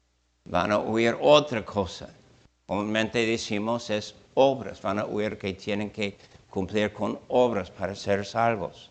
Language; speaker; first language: Spanish; non-native, fluent; English